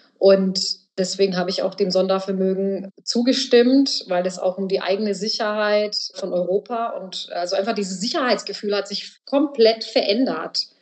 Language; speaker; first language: German; early bilingual, other home language; Bosnian